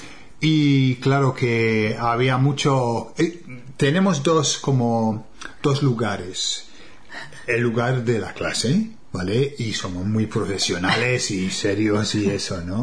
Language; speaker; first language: Spanish; non-native, fluent; English